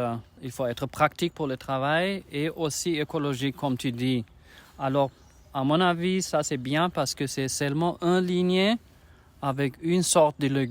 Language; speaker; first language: French; non-native, learner; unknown